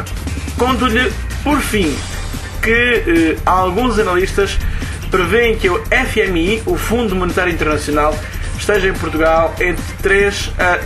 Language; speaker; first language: Portuguese; native; Portuguese